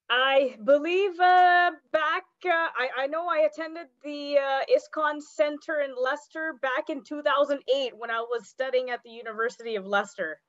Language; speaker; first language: English; native; English